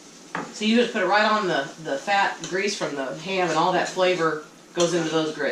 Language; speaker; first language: English; native; English